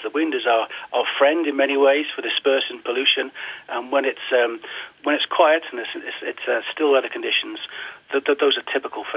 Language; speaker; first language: English; native; English